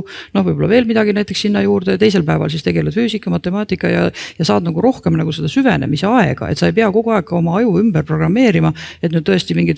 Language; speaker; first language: Estonian; native; Estonian